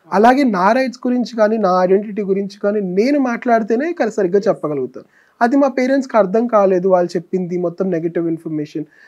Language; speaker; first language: Telugu; native; Telugu